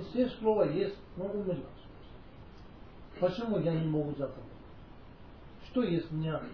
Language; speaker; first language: Russian; non-native, learner; Tibetan